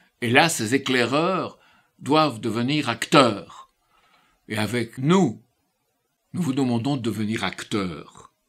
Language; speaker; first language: French; native; French